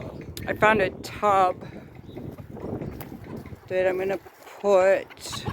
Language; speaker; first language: English; native; English